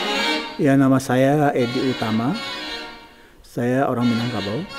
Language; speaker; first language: Indonesian; non-native, local second language; Minangkabau